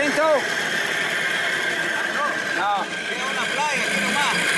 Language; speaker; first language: Spanish; non-native, learner; English